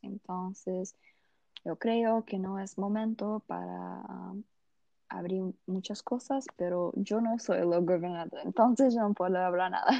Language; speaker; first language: Spanish; non-native, learner; Portuguese